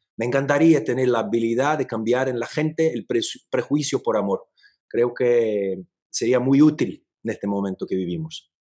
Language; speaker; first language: Spanish; non-native, fluent; Portuguese